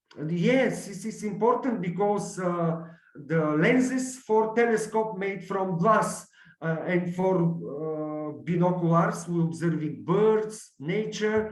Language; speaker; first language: English; non-native, learner; Bulgarian